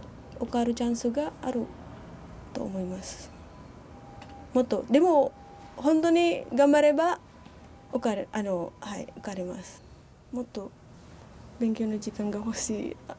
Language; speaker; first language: Japanese; non-native, learner; Indonesian